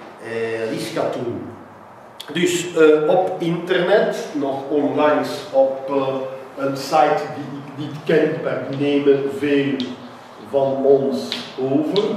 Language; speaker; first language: Dutch; non-native, local second language; French